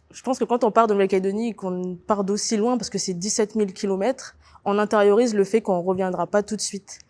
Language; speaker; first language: French; native; French